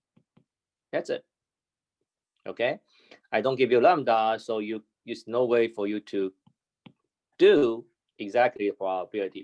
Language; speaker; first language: English; non-native, fluent; Chinese